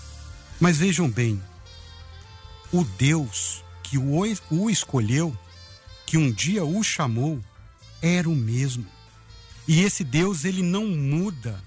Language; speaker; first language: Portuguese; native; Portuguese